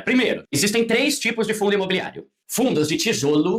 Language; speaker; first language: Portuguese; native; Portuguese